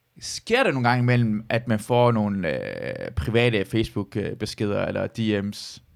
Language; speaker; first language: Danish; early bilingual, other home language; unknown